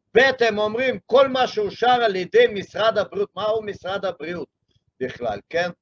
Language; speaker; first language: Hebrew; non-native, fluent; Russian